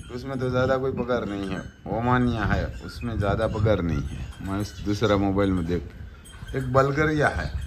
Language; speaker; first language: Hindi; non-native, local second language; Gujarati